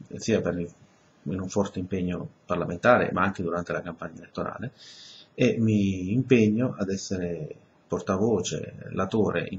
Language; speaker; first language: Italian; early bilingual, other home language; Spanish